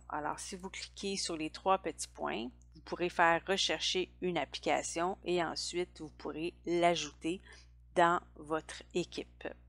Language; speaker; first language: French; native; French